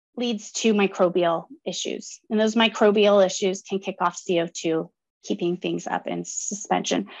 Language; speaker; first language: English; native; English